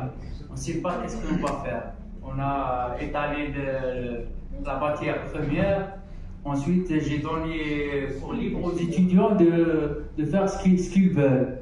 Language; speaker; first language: French; non-native, local second language; Arabic